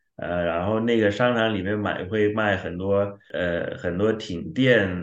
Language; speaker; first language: Chinese; non-native, fluent; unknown